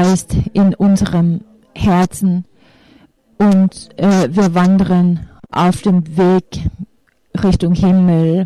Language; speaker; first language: German; non-native, fluent; Finnish